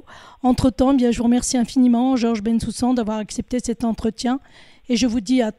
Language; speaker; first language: French; native; French